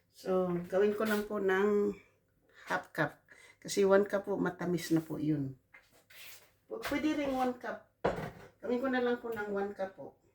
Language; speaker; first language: Filipino; non-native, local second language; Cebuano